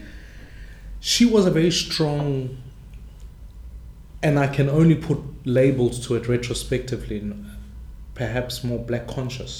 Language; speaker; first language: English; non-native, local second language; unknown